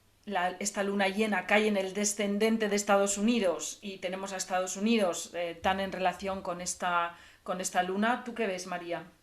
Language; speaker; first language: Spanish; native; Spanish